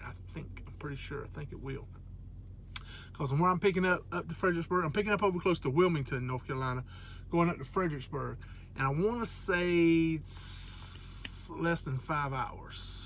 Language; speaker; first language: English; native; English